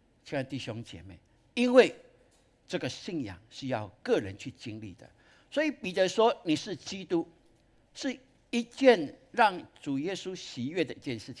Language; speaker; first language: Chinese; native; Chinese